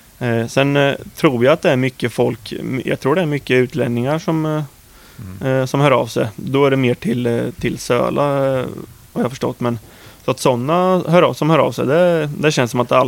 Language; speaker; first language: Swedish; native; Swedish